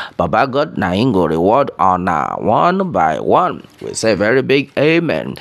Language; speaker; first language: Nigerian Pidgin; non-native, local second language; Yoruba